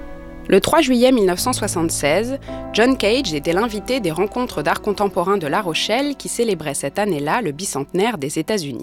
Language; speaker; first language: French; native; French